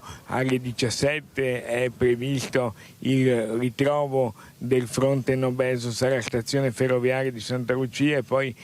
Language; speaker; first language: Italian; native; Italian